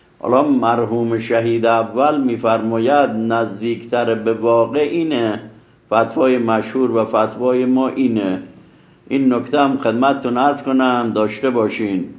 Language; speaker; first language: Persian; native; Persian